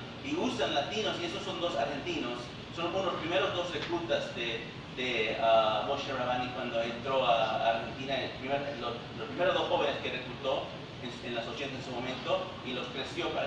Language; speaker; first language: Spanish; early bilingual, heritage; Spanish